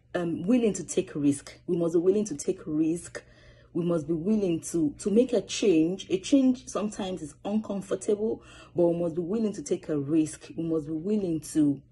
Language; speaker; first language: English; non-native, local second language; Yoruba